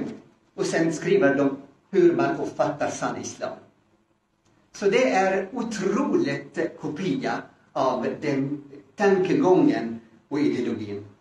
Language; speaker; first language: Swedish; non-native, fluent; Arabic